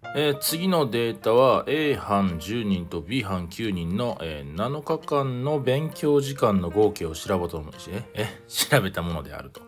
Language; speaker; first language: Japanese; native; Japanese